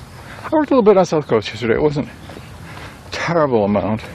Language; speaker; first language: English; native; English